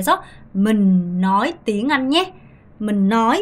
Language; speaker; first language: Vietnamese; non-native, fluent; Korean